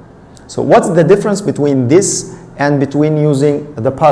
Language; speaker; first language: English; non-native, fluent; Arabic